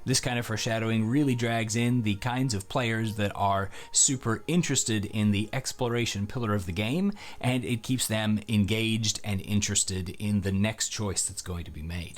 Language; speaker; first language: English; native; English